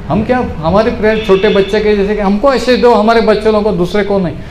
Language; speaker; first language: Hindi; non-native, local second language; Marathi